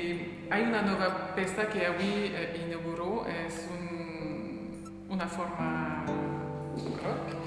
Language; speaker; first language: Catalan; non-native, learner; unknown